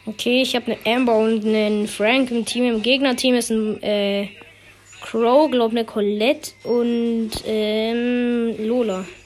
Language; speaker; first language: German; native; German